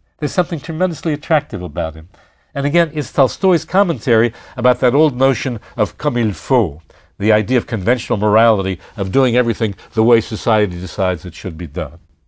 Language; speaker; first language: English; native; English